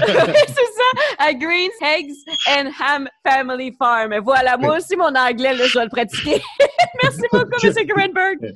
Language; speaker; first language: French; native; French